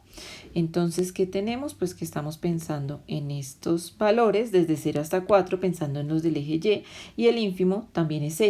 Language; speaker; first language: Spanish; native; Spanish